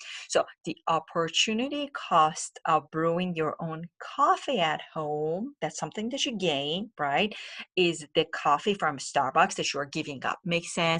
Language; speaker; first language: English; non-native, fluent; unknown